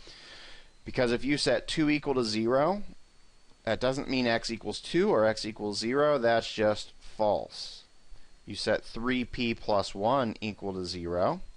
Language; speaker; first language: English; native; English